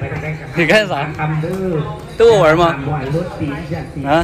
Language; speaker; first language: Chinese; native; Chinese